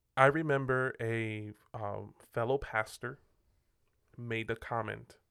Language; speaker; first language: English; non-native, fluent; Spanish